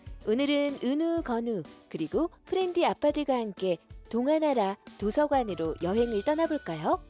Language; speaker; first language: Korean; native; Korean